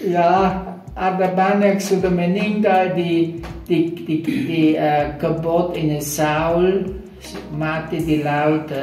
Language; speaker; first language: Indonesian; non-native, fluent; German